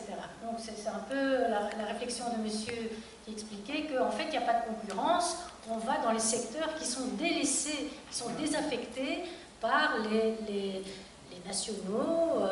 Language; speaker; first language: French; native; French